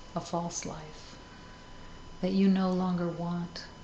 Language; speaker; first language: English; native; English